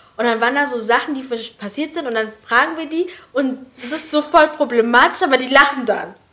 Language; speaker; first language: German; early bilingual, other home language; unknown